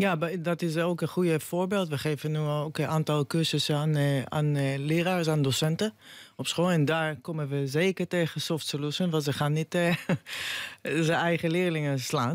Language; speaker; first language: Dutch; non-native, fluent; Hebrew